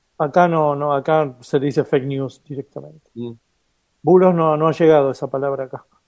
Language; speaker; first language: Spanish; native; Spanish